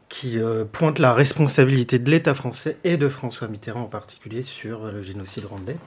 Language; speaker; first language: French; native; French